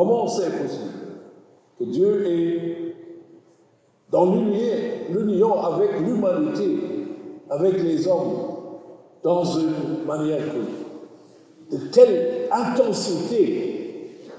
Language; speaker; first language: French; non-native, learner; German